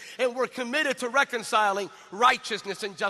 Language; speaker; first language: English; native; English